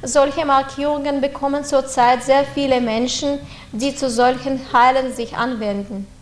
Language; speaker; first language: German; non-native, fluent; Russian